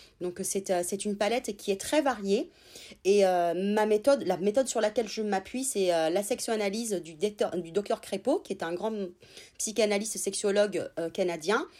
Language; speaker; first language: French; non-native, fluent; Italian